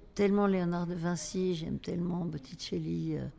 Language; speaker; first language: French; native; French